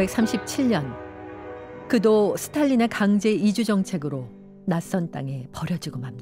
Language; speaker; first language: Korean; native; Korean